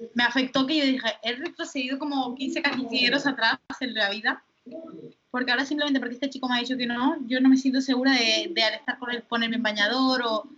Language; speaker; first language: Spanish; native; Spanish